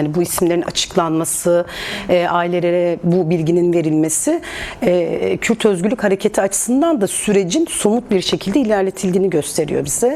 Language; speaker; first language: Turkish; native; Turkish